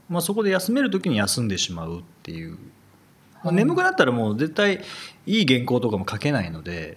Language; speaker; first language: Japanese; native; Japanese